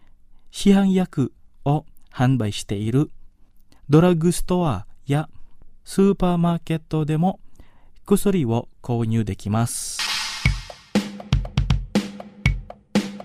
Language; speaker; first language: Japanese; non-native, fluent; Indonesian